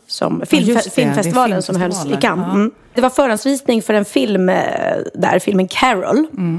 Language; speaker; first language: Swedish; native; Swedish